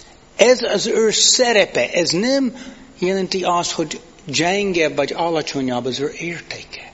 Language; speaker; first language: Hungarian; non-native, fluent; English